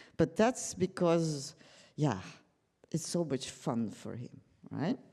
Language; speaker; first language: English; non-native, fluent; Dutch